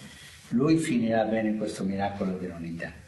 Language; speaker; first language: Italian; non-native, fluent; Spanish